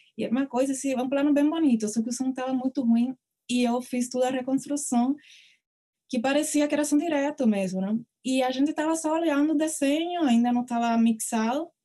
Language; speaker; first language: Portuguese; non-native, fluent; Spanish